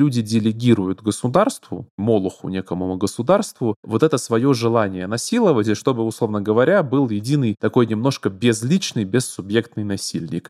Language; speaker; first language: Russian; native; Russian